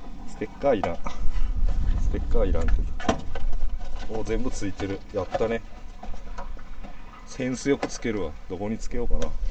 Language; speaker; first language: Japanese; native; Japanese